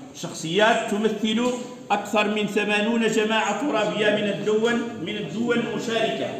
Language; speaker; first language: Arabic; non-native, local second language; Riffian